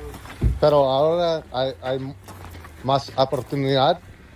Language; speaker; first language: Spanish; non-native, learner; English